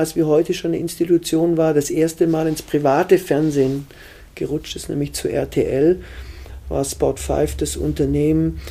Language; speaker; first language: German; native; German